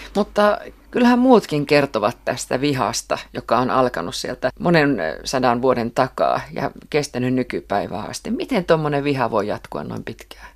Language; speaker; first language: Finnish; native; Finnish